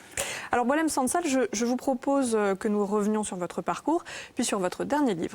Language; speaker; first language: French; native; French